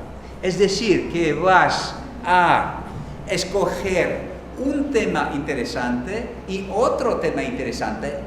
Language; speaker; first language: Spanish; non-native, fluent; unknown